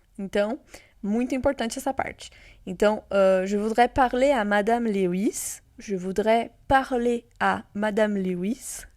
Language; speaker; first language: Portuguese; native; Portuguese